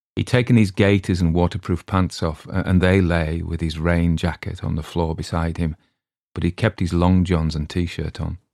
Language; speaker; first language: English; native; English